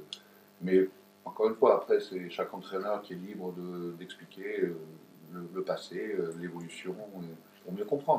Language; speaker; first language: French; native; French